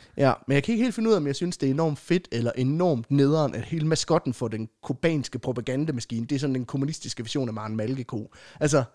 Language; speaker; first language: Danish; native; Danish